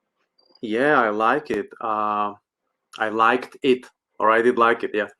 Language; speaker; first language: English; non-native, learner; Slovak